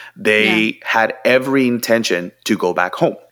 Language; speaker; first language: English; non-native, fluent; Spanish